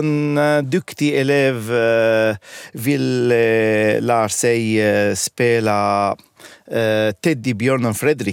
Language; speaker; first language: Swedish; non-native, fluent; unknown